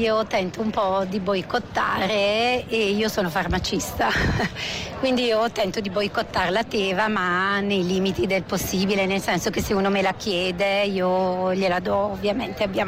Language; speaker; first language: Italian; native; Italian